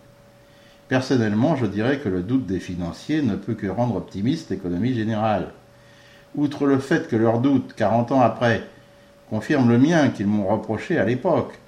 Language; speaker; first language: French; native; French